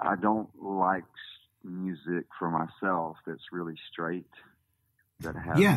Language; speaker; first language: English; native; English